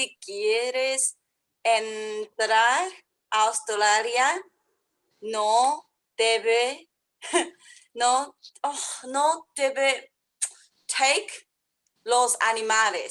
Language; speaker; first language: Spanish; non-native, learner; Chinese